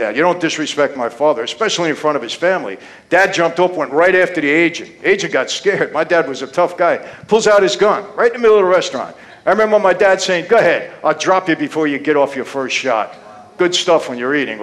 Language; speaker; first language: English; native; English